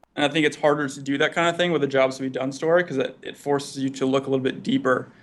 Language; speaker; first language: English; native; English